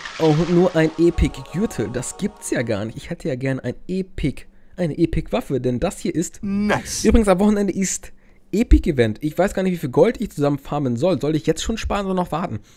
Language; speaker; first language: German; native; German